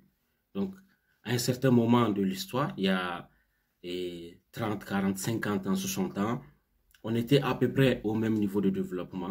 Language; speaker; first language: French; non-native, local second language; Hausa